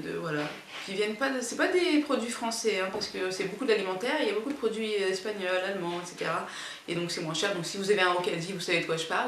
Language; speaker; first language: French; native; French